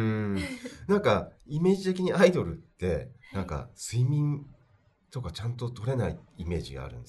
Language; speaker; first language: Japanese; native; Japanese